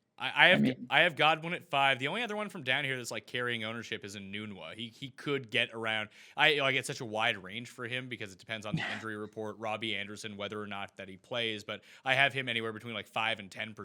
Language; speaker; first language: English; native; English